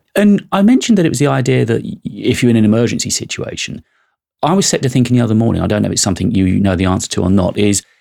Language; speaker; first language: English; native; English